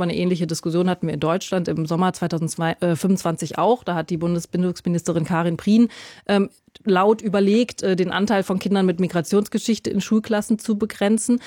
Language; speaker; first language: German; native; German